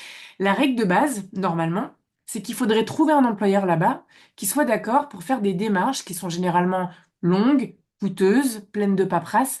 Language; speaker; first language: French; native; French